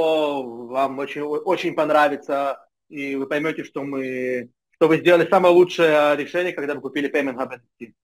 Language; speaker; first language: Russian; non-native, fluent; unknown